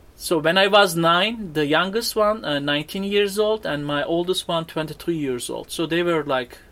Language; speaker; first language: English; non-native, fluent; Turkish